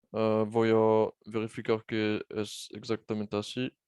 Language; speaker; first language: Spanish; non-native, fluent; French